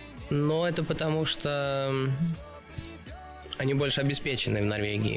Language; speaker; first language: Russian; early bilingual, other home language; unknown